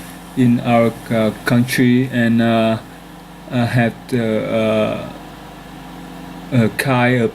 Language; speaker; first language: English; non-native, learner; Vietnamese